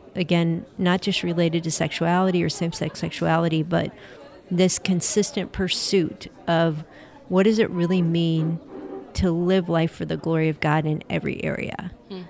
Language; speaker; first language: English; native; English